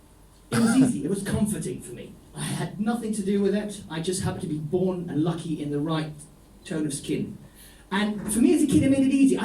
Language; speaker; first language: English; non-native, fluent; Dutch